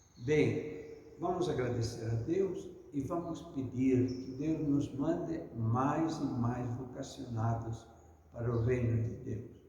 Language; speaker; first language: Portuguese; non-native, fluent; Italian